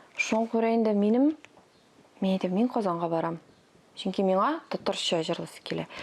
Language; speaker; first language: Tatar; non-native, local second language; Russian